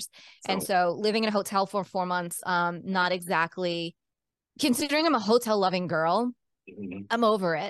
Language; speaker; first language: English; native; English